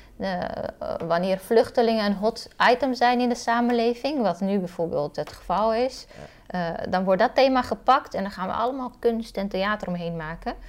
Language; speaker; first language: Dutch; early bilingual, other home language; Romanian